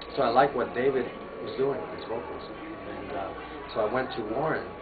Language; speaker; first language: English; native; English